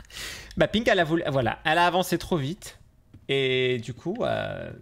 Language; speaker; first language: French; native; French